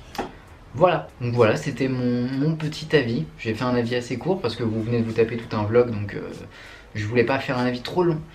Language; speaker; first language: French; native; French